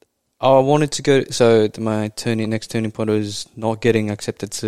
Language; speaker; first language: English; non-native, fluent; Japanese